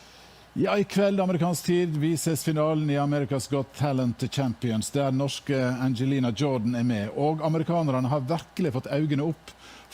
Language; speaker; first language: Norwegian; native; Norwegian